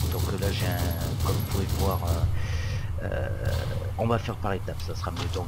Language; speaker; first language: French; native; French